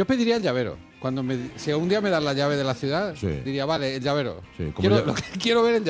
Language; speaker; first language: Spanish; native; Spanish